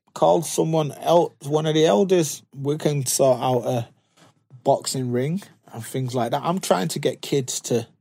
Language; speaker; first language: English; native; English